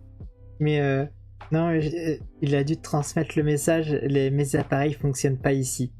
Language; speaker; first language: French; native; French